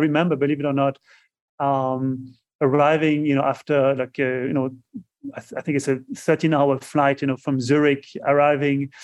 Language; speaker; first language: English; non-native, fluent; French